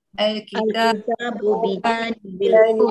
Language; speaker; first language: Arabic; non-native, learner; Malay